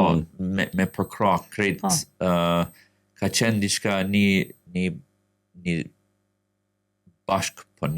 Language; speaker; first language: Albanian; non-native, fluent; English